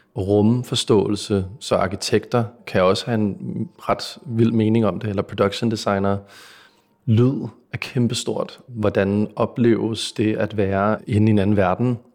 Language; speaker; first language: Danish; native; Danish